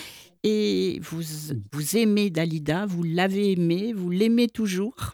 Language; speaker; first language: French; native; French